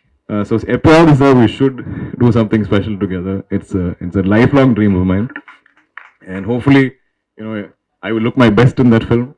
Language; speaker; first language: Tamil; non-native, local second language; Malayalam